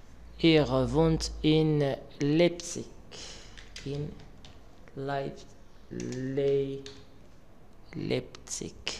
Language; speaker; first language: German; non-native, learner; Arabic